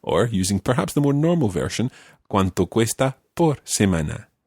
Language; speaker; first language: Spanish; non-native, fluent; English